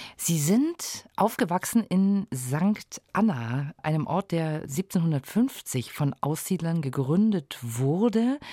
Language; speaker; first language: German; native; German